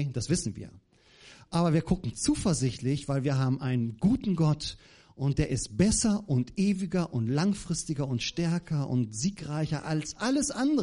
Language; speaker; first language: German; native; German